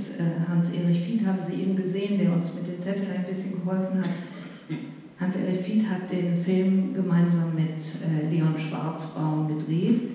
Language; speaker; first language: German; native; German